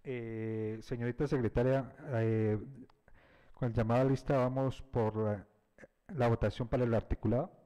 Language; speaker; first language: Spanish; native; Spanish